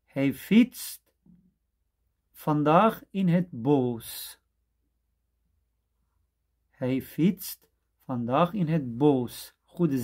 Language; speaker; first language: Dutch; non-native, fluent; Persian